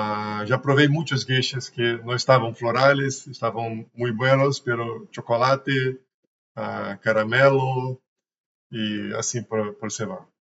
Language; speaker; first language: Spanish; non-native, learner; Portuguese